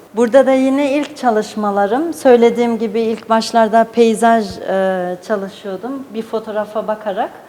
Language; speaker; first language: Turkish; early bilingual, heritage; Turkish